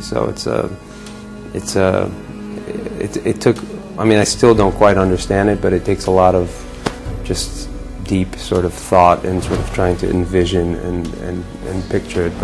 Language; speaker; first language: English; early bilingual, other home language; Polish